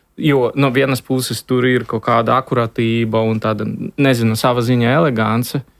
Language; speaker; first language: Latvian; non-native, local second language; Russian